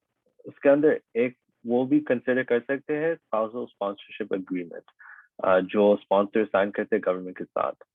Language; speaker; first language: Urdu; early bilingual, heritage; Urdu